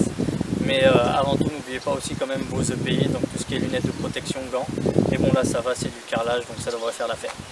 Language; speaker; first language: French; native; French